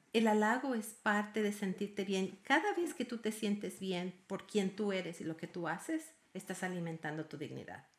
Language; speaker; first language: Spanish; native; Spanish